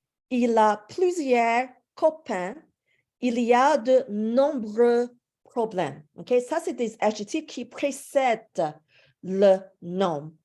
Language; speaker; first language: French; non-native, fluent; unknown